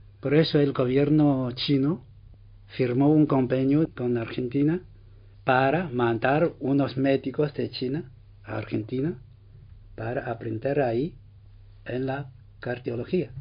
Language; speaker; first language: Spanish; non-native, fluent; Chinese